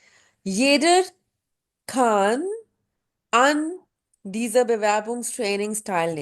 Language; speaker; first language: German; non-native, fluent; Urdu